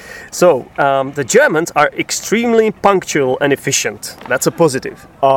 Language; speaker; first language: English; non-native, fluent; Czech